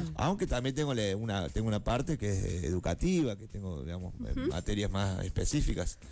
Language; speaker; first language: Spanish; native; Spanish